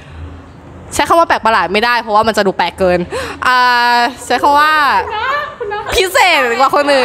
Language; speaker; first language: Thai; native; Thai